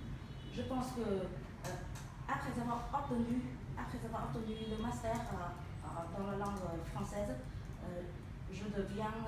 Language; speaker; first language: French; non-native, learner; Vietnamese